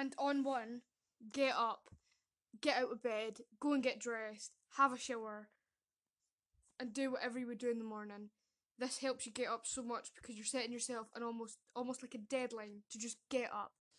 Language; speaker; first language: English; native; English